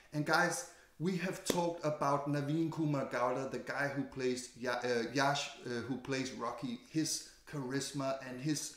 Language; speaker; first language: English; non-native, fluent; Danish